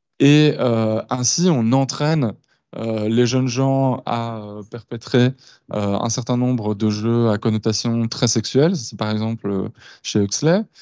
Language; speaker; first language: French; native; French